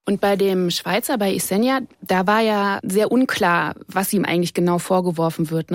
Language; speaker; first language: German; native; German